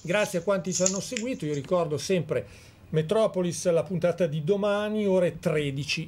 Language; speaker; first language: Italian; native; Italian